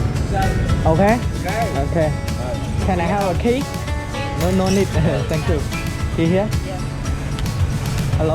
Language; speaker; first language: English; non-native, learner; Khmer